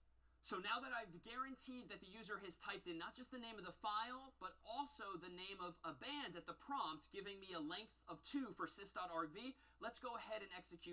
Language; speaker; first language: English; native; English